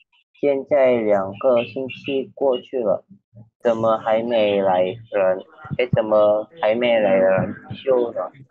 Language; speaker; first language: Chinese; non-native, learner; Indonesian